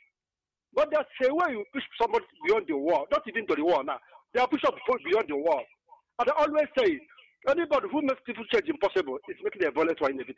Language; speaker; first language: English; non-native, local second language; Igbo